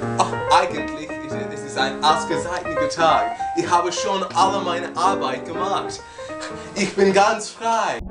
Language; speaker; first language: German; non-native, learner; English